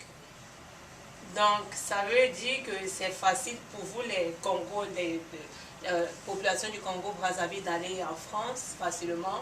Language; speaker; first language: French; non-native, learner; English